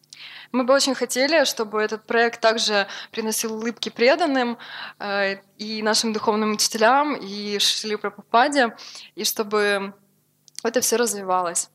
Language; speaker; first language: Russian; native; Russian